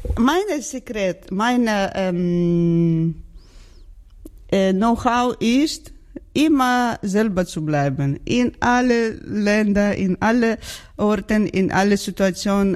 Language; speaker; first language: German; non-native, learner; Georgian